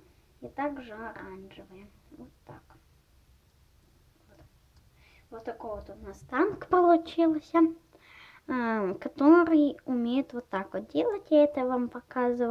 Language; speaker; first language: Russian; native; Russian